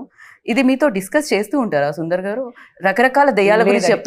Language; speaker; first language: Telugu; native; Telugu